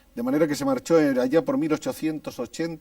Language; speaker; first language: Spanish; native; Spanish